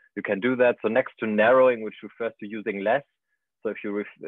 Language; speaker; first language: English; non-native, fluent; German